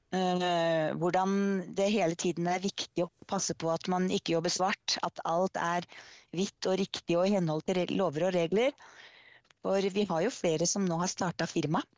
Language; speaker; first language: Norwegian; native; Norwegian